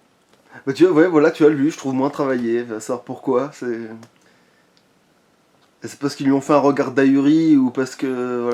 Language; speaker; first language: French; native; French